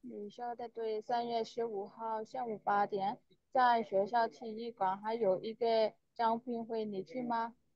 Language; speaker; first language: Chinese; non-native, learner; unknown